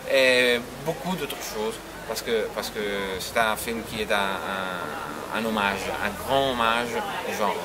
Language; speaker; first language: French; non-native, fluent; Spanish